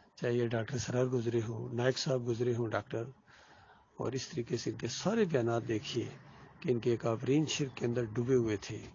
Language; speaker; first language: Urdu; non-native, local second language; Punjabi